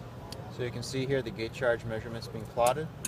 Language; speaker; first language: English; native; English